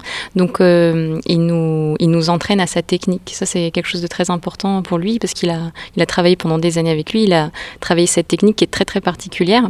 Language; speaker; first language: French; native; French